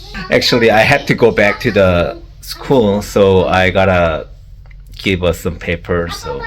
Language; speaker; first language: English; non-native, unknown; Korean